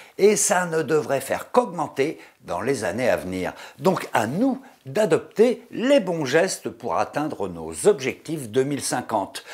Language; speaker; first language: French; native; French